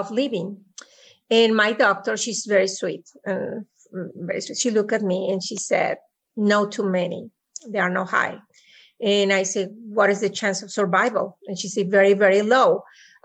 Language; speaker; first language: English; non-native, fluent; Spanish